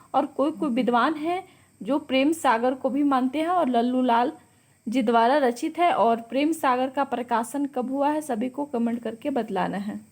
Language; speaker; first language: Hindi; native; Hindi